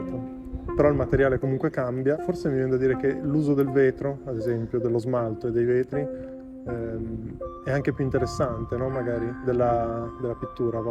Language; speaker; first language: Italian; native; Italian